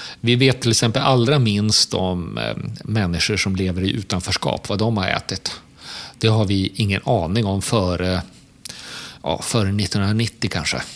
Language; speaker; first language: Swedish; native; Swedish